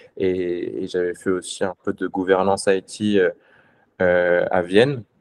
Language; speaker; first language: French; non-native, local second language; Arabic